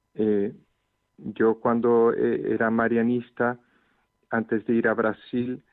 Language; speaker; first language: Spanish; native; Spanish